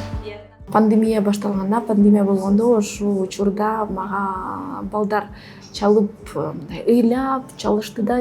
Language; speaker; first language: Kyrgyz; non-native, fluent; Russian